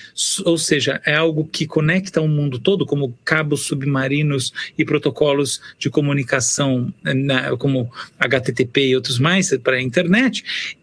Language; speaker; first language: Portuguese; native; Portuguese